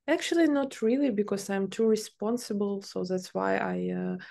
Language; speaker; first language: English; non-native, fluent; Ukrainian